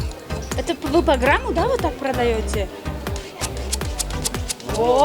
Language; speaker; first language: Russian; non-native, local second language; Tajik